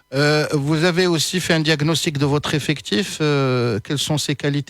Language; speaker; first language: French; native; French